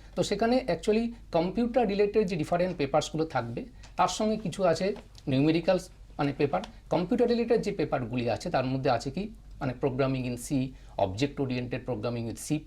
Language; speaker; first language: Bangla; native; Bangla